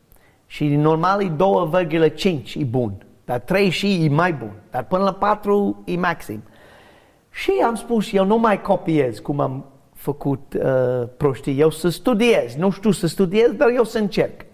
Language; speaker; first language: Romanian; non-native, learner; English